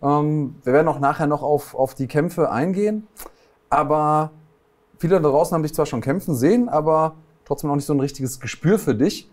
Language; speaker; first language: German; native; German